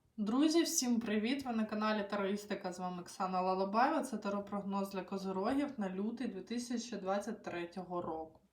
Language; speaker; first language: Ukrainian; non-native, local second language; Russian